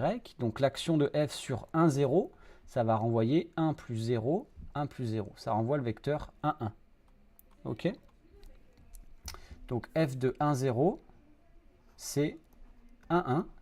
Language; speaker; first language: French; native; French